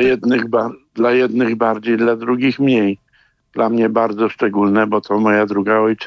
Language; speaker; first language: Polish; native; Polish